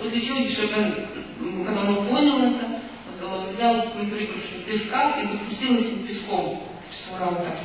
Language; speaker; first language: Russian; native; Russian